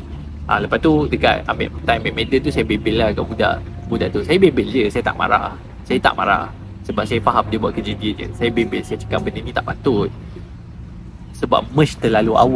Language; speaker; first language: Malay; native; Malay